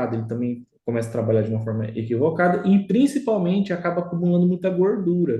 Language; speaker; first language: Portuguese; native; Portuguese